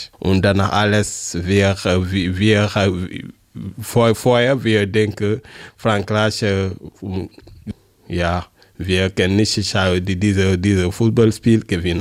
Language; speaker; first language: German; non-native, learner; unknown